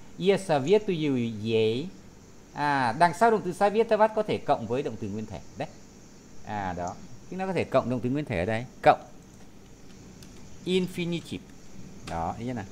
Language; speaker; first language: Vietnamese; native; Vietnamese